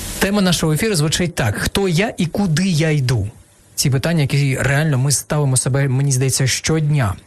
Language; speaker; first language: Ukrainian; non-native, local second language; Russian